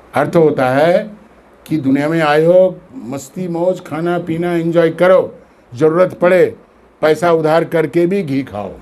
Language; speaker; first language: Hindi; non-native, local second language; Bangla